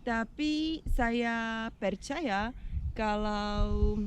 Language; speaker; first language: Indonesian; non-native, learner; Czech